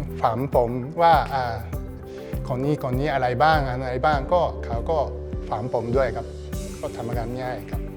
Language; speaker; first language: Thai; non-native, learner; Japanese